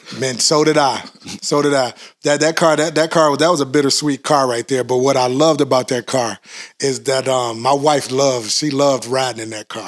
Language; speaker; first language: English; native; English